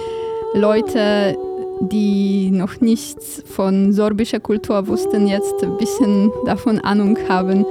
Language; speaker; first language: German; non-native, fluent; Polish